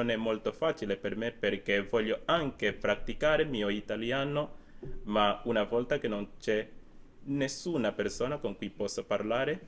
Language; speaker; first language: Italian; non-native, learner; Portuguese